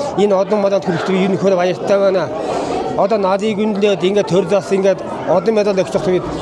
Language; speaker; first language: Mongolian; native; Mongolian